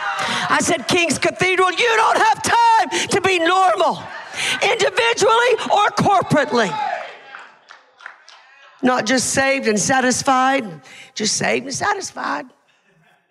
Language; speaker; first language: English; native; English